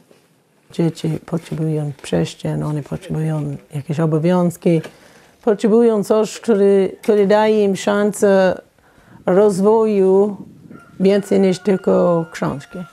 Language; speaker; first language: Polish; non-native, fluent; English